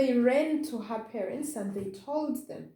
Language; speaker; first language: English; non-native, fluent; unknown